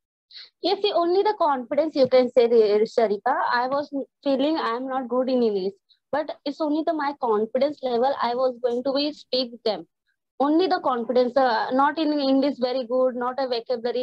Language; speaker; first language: English; non-native, learner; Hindi